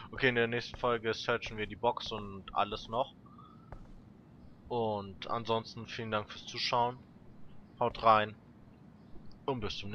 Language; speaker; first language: German; native; German